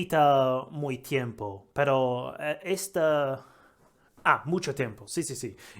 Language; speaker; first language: Spanish; non-native, learner; English